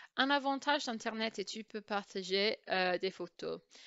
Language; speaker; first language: French; non-native, fluent; English